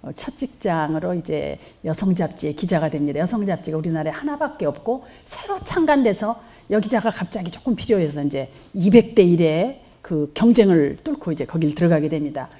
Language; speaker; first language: Korean; native; Korean